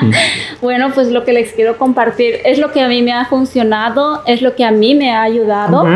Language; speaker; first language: Spanish; native; Spanish